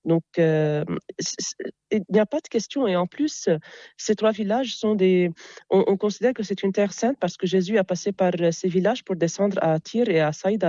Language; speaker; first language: French; non-native, local second language; Arabic